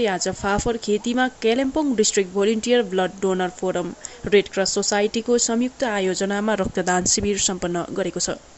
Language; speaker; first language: Nepali; native; Nepali